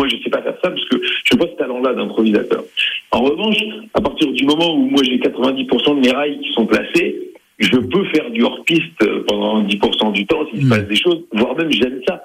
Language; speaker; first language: French; native; French